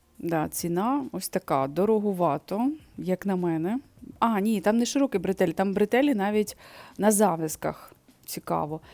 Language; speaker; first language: Ukrainian; non-native, local second language; Russian